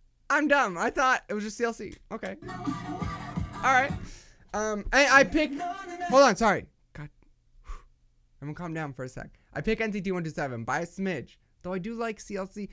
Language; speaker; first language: English; native; English